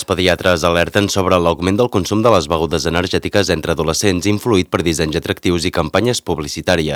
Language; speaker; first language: Catalan; native; Catalan